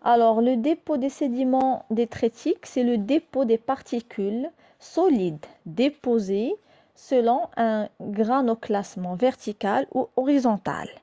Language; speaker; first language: French; non-native, local second language; Arabic